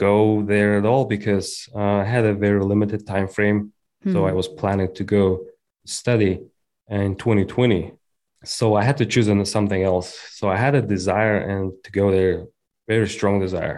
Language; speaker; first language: English; non-native, fluent; Kazakh